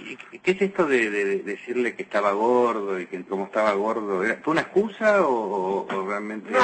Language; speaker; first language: Spanish; native; Spanish